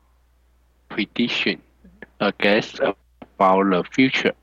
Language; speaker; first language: English; non-native, learner; Chinese